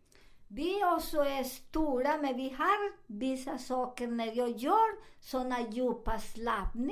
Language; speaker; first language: Swedish; non-native, learner; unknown